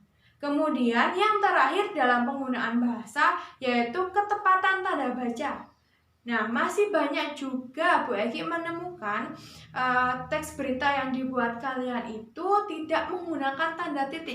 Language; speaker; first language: Indonesian; native; Indonesian